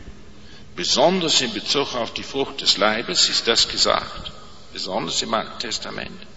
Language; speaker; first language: German; non-native, fluent; English